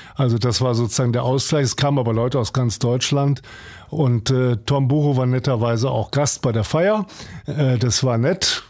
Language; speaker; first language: German; native; German